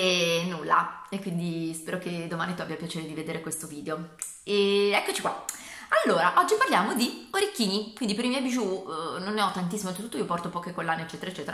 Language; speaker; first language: Italian; native; Italian